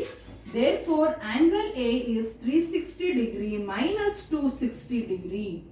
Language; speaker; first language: English; non-native, local second language; Kannada